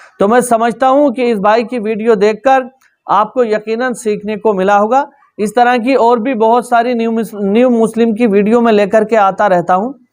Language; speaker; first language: Urdu; native; Urdu